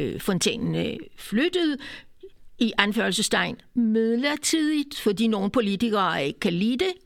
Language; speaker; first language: Danish; non-native, fluent; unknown